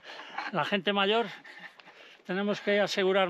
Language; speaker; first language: Spanish; native; Spanish